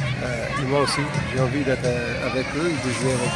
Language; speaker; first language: French; non-native, fluent; Portuguese